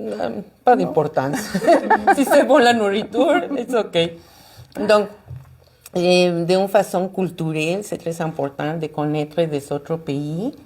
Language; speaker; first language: French; non-native, fluent; Spanish